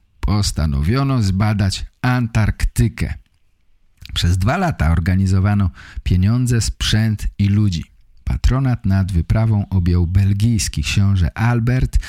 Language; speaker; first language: Polish; native; Polish